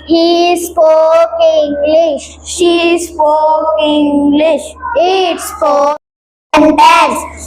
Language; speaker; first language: English; non-native, learner; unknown